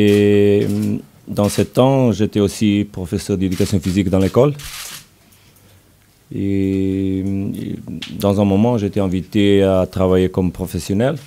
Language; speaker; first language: French; non-native, learner; Portuguese